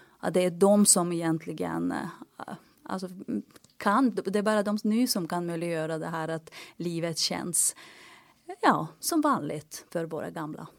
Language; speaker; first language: Swedish; non-native, fluent; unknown